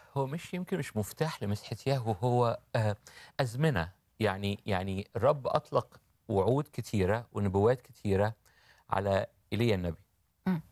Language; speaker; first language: Arabic; native; Arabic